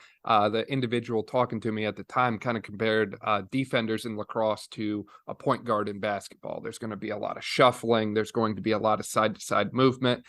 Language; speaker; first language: English; native; English